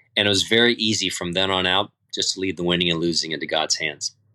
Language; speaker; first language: English; native; English